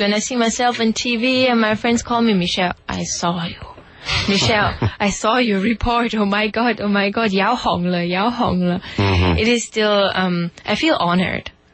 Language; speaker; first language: English; non-native, fluent; German